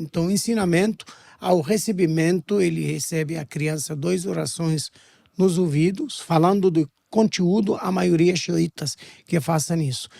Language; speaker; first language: Portuguese; non-native, fluent; Arabic